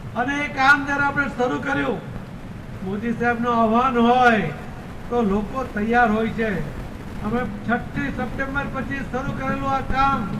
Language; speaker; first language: Gujarati; non-native, local second language; Marathi